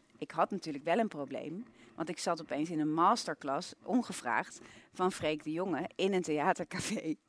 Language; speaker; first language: Dutch; native; Dutch